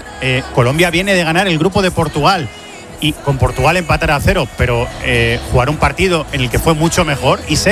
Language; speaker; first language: Spanish; native; Spanish